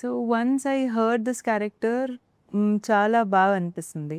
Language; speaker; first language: Telugu; non-native, learner; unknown